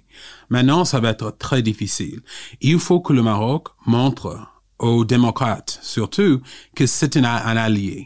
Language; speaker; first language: French; non-native, fluent; English